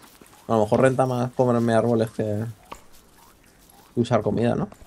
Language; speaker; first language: Spanish; native; Spanish